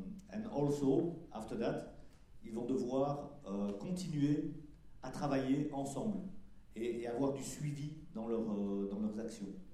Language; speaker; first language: French; native; French